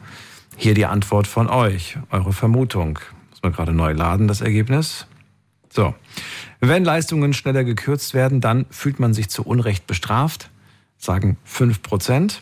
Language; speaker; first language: German; native; German